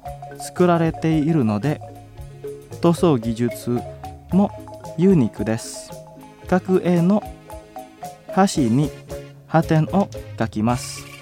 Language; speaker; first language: Japanese; non-native, fluent; Indonesian